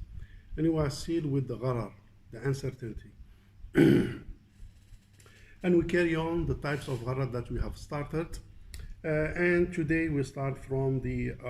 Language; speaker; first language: English; non-native, fluent; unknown